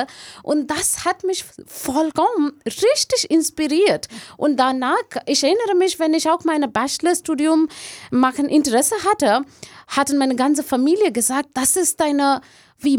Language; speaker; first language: German; non-native, learner; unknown